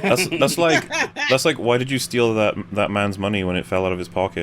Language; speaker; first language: English; native; English